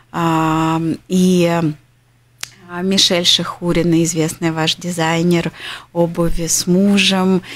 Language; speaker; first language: Russian; native; Russian